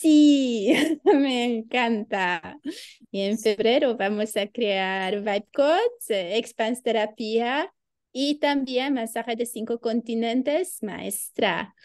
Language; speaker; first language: Spanish; non-native, learner; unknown